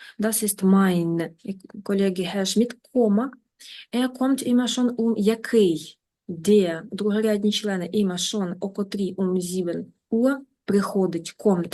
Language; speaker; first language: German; non-native, fluent; Ukrainian